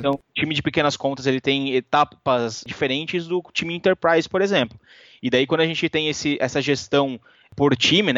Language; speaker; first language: Portuguese; native; Portuguese